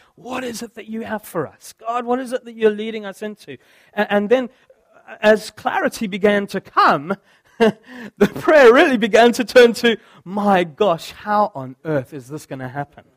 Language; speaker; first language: English; native; English